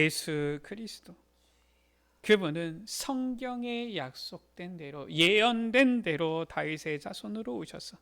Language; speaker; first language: Korean; native; Korean